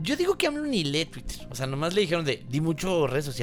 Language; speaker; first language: Spanish; native; Spanish